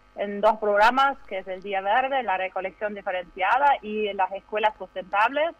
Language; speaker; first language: Spanish; non-native, fluent; German